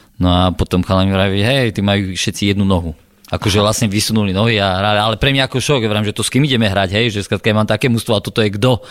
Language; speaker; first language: Slovak; native; Slovak